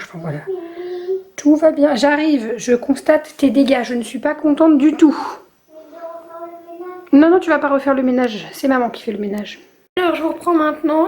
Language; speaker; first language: French; native; French